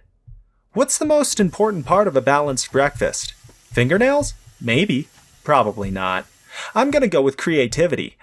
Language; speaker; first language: English; native; English